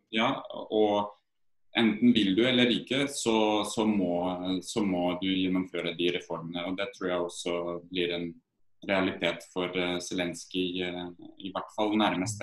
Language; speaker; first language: Norwegian; non-native, fluent; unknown